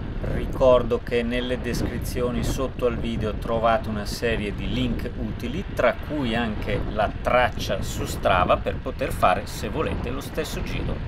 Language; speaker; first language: Italian; native; Italian